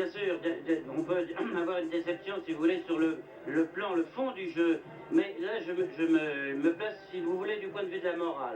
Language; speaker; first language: French; native; French